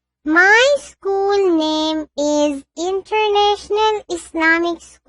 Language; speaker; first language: English; non-native, learner; Urdu